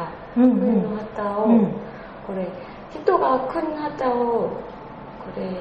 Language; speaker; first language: Japanese; non-native, learner; Korean